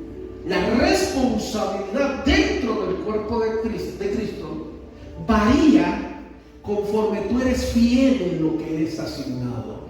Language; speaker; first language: Spanish; native; Spanish